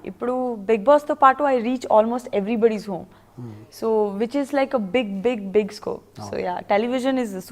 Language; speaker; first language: Telugu; non-native, learner; Gujarati